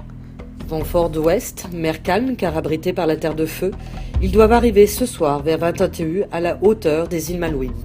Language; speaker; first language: French; native; French